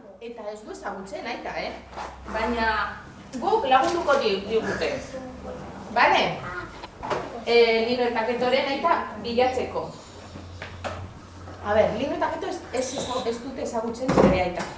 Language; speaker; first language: Basque; non-native, local second language; Spanish